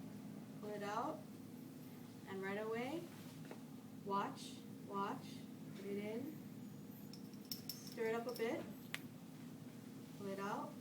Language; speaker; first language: English; native; English